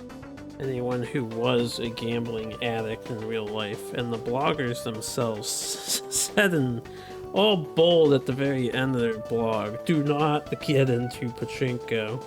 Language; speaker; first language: English; native; English